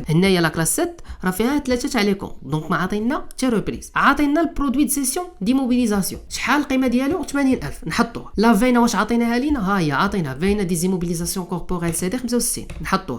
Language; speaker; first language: Arabic; native; Arabic